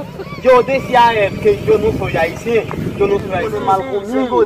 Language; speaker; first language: Spanish; non-native, learner; Haitian Creole